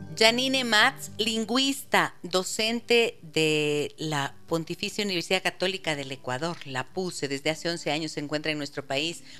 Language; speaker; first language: Spanish; native; Spanish